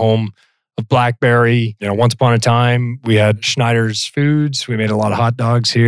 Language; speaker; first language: English; native; English